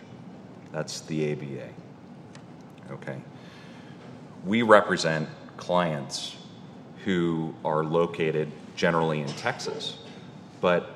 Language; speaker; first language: English; native; English